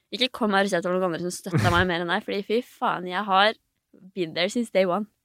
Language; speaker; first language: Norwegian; native; Norwegian